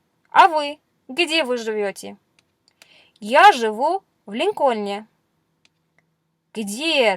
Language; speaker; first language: Russian; non-native, fluent; English